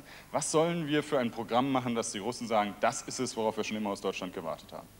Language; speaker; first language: German; native; German